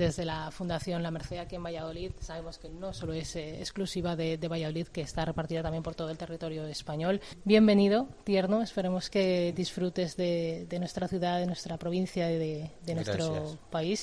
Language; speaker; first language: Spanish; native; Spanish